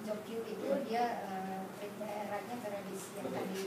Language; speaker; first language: Indonesian; native; Indonesian